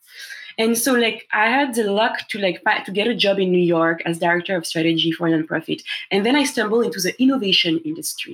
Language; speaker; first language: English; non-native, fluent; French